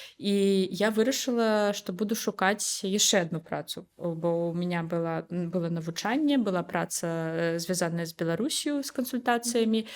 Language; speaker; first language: Belarusian; native; Belarusian